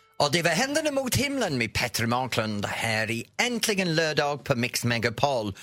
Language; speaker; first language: Swedish; non-native, fluent; English